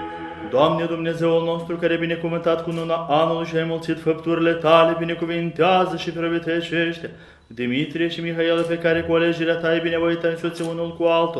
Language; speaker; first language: Romanian; native; Romanian